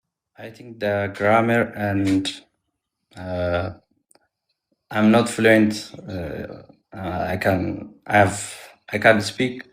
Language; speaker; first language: English; non-native, learner; Amharic